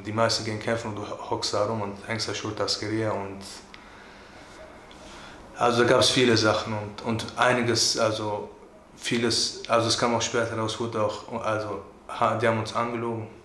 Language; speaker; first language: German; early bilingual, other home language; Turkish